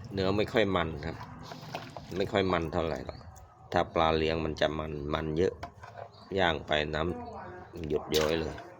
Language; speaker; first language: Thai; native; Thai